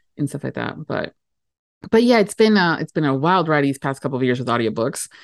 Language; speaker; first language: English; native; English